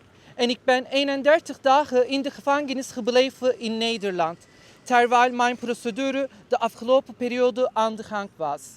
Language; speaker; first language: Dutch; non-native, fluent; Turkish